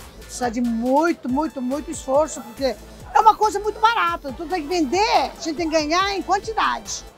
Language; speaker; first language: Portuguese; early bilingual, other home language; Japanese